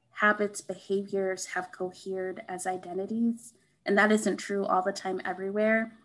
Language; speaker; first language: English; native; English